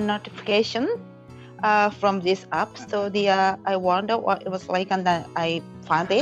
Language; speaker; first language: English; non-native, fluent; Japanese